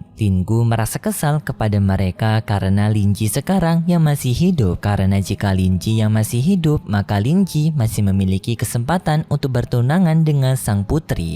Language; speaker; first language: Indonesian; native; Indonesian